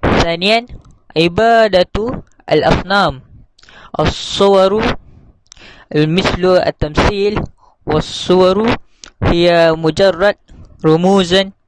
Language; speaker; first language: Arabic; non-native, learner; Malay